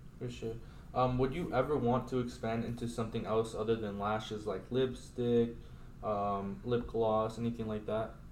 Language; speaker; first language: English; native; English